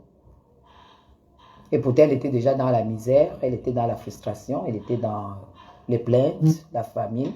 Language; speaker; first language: French; native; French